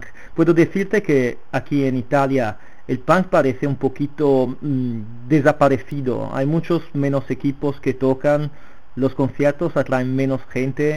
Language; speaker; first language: Spanish; non-native, fluent; Italian